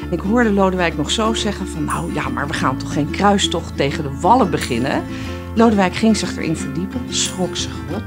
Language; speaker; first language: Dutch; native; Dutch